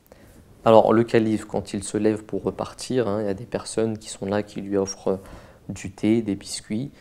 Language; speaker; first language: French; native; French